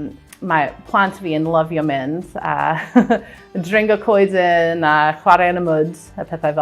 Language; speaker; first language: Welsh; non-native, fluent; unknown